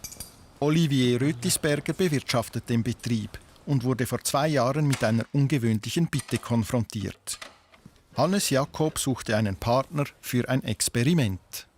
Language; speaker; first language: German; native; German